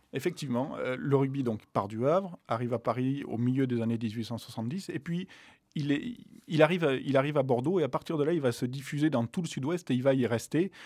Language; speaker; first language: French; native; French